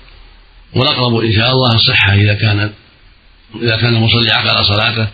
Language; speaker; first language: Arabic; native; Arabic